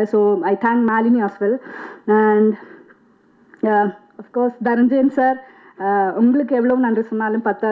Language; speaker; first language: Tamil; non-native, fluent; Malayalam